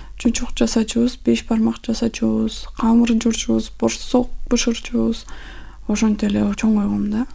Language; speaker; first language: Kyrgyz; non-native, local second language; Russian